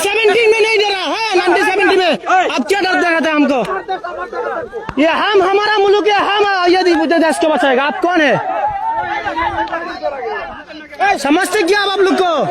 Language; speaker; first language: Hindi; non-native, learner; Bangla